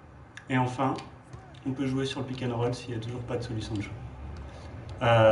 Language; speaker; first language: French; native; French